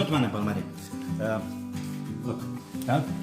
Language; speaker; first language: English; non-native, learner; Russian